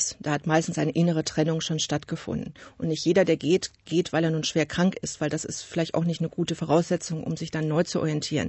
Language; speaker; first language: German; native; German